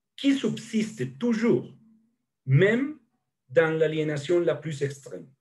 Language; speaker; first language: French; non-native, fluent; Spanish